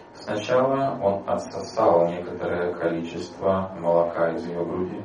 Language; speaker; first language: Russian; native; Russian